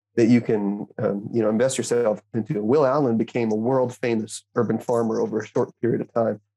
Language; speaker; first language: English; native; English